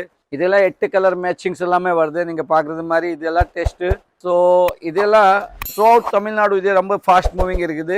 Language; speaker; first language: Tamil; non-native, learner; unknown